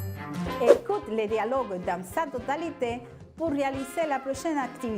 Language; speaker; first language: French; non-native, fluent; Spanish